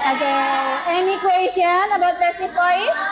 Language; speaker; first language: English; non-native, learner; Indonesian